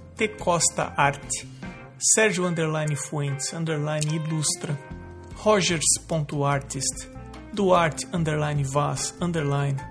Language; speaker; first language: Portuguese; native; Portuguese